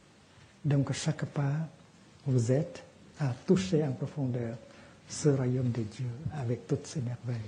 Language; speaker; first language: French; non-native, fluent; Vietnamese